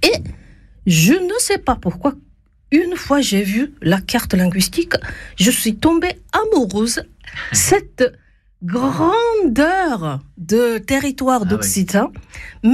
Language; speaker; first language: French; non-native, fluent; Japanese